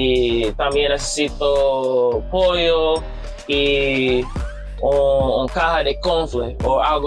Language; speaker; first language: Spanish; non-native, learner; English